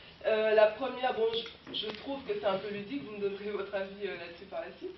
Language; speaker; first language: French; native; French